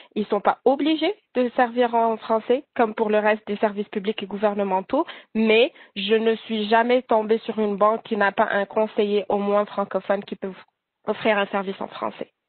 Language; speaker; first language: French; non-native, local second language; Arabic